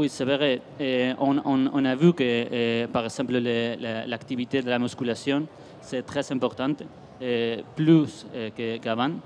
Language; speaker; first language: French; non-native, fluent; Spanish